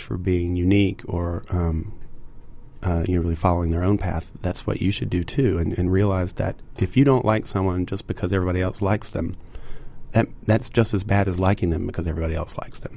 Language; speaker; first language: English; native; English